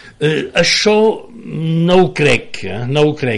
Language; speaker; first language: Catalan; non-native, fluent; French